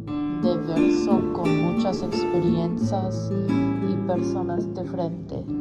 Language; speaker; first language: Spanish; non-native, learner; English